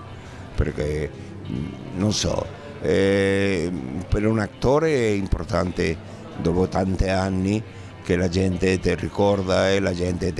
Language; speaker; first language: Italian; non-native, learner; Spanish